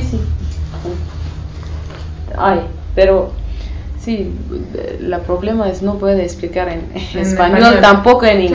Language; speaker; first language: Spanish; non-native, learner; Kurdish